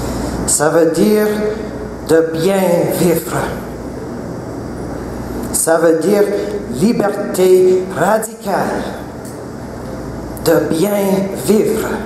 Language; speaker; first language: French; non-native, local second language; English